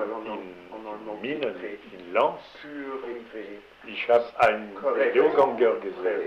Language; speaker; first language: German; non-native, learner; French